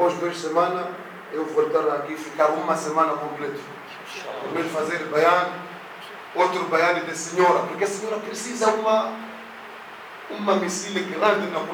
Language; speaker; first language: Portuguese; non-native, learner; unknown